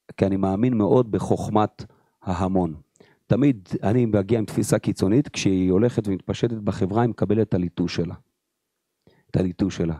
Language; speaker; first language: Hebrew; native; Hebrew